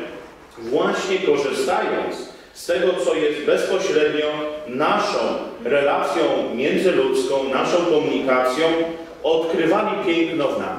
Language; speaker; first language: Polish; native; Polish